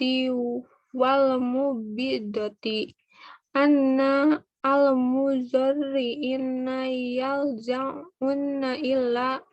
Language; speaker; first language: Arabic; non-native, learner; Indonesian